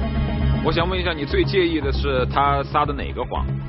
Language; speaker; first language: Chinese; native; Chinese